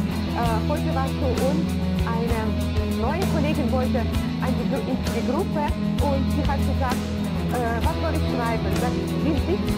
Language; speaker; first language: German; non-native, fluent; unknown